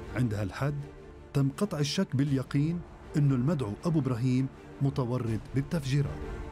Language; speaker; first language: Arabic; native; Arabic